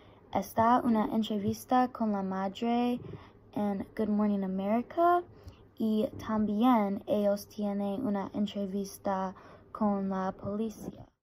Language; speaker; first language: Spanish; non-native, learner; English